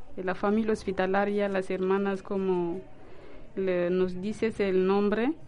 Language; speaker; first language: Spanish; non-native, learner; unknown